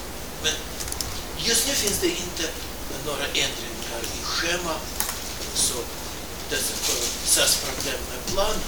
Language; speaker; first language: Swedish; non-native, fluent; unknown